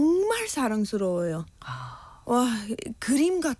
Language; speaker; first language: Korean; non-native, learner; English